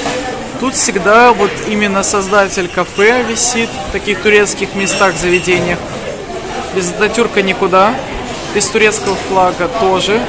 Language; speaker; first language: Russian; native; Russian